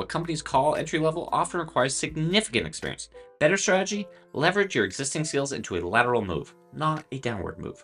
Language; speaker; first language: English; native; English